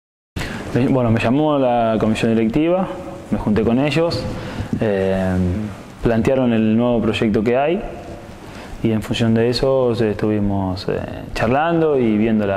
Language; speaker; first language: Spanish; native; Spanish